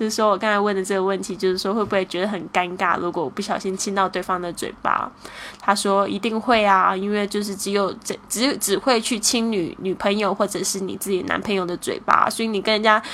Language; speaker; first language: Chinese; native; Chinese